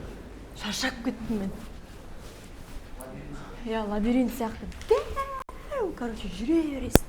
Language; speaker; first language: Kazakh; native; Kazakh